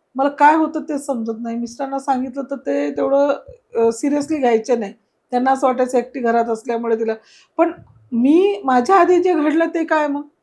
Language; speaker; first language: Marathi; non-native, local second language; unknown